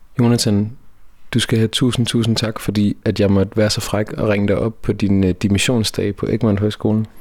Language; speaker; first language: Danish; native; Danish